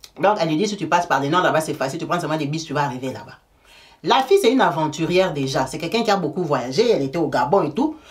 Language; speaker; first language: French; native; French